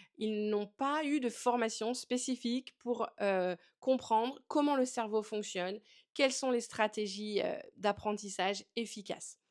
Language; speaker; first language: French; native; French